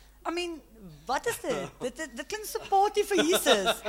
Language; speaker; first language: English; non-native, local second language; Afrikaans